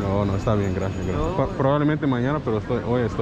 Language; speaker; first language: Spanish; non-native, learner; English